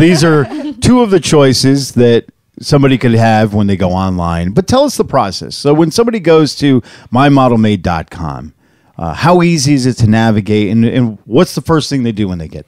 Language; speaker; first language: English; native; English